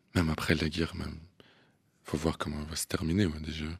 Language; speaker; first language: French; non-native, fluent; Russian